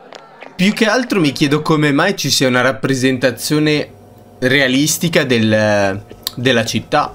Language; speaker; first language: Italian; native; Italian